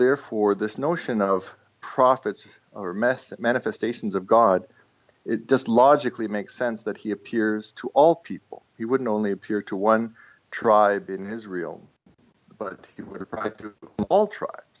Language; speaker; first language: English; non-native, fluent; Estonian